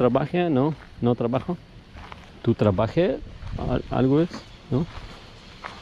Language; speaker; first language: Spanish; non-native, learner; Polish